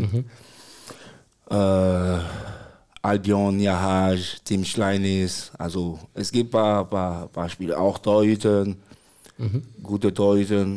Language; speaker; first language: German; non-native, fluent; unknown